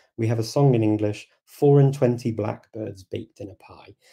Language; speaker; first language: English; native; English